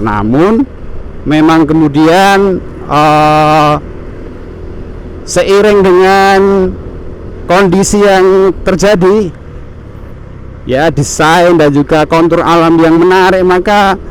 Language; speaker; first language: Indonesian; non-native, local second language; Javanese